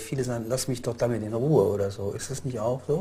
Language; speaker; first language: German; native; German